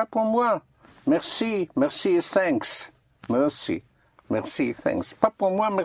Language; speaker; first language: French; non-native, fluent; English